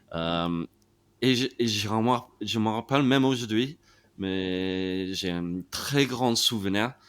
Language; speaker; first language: French; non-native, fluent; English